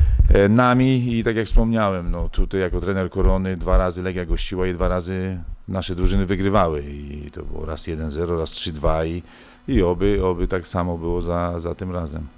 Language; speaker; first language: Polish; native; Polish